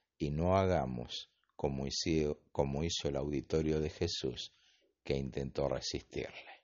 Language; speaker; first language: Spanish; native; Spanish